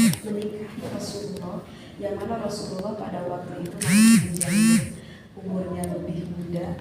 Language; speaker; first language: Indonesian; native; Indonesian